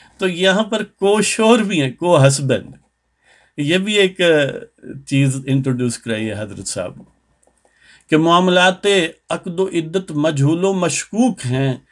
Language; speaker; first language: Urdu; native; Urdu